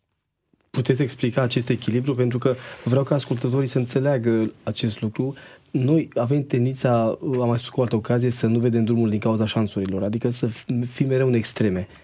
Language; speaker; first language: Romanian; native; Romanian